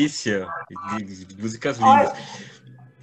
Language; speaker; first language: Portuguese; native; Portuguese